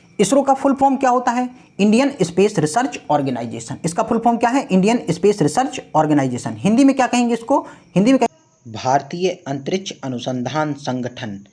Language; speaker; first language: Hindi; native; Hindi